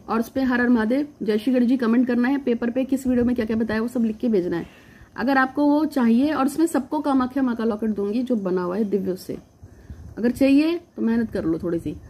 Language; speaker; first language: Hindi; native; Hindi